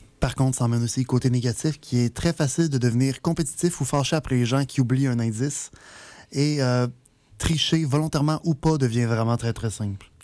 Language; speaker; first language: French; native; French